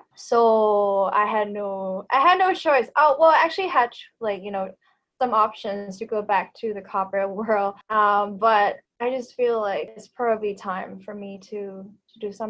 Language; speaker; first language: English; non-native, fluent; Thai